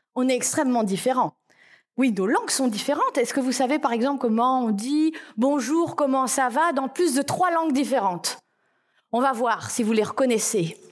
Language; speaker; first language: French; native; French